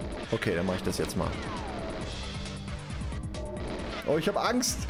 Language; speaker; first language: German; native; German